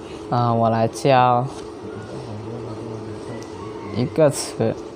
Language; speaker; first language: Chinese; non-native, learner; Hmong